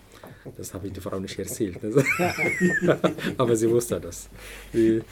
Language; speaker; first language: German; non-native, learner; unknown